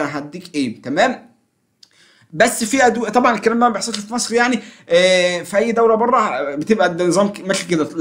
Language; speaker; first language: Arabic; native; Arabic